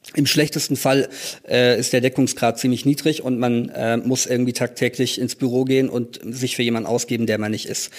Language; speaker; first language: German; native; German